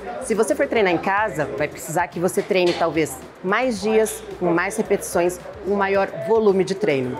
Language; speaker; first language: Portuguese; native; Portuguese